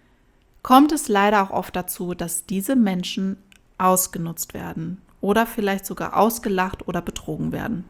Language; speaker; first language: German; native; German